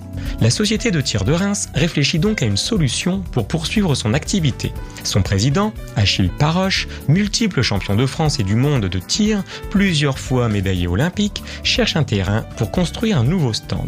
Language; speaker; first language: French; native; French